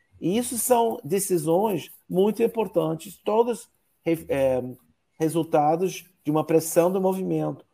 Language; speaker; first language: Portuguese; non-native, fluent; English